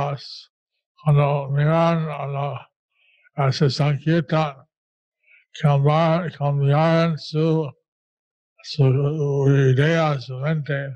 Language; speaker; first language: Spanish; non-native, learner; English